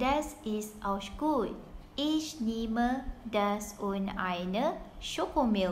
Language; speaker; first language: German; non-native, learner; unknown